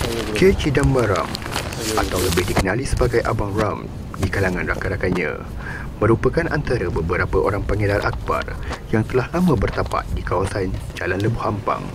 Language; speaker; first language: Malay; native; Malay